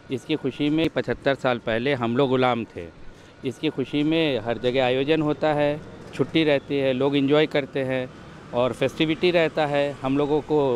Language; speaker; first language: Hindi; native; Hindi